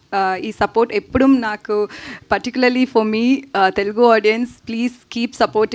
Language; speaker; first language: Telugu; non-native, learner; Tamil